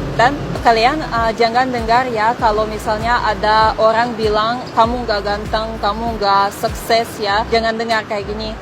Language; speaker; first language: Indonesian; non-native, fluent; Russian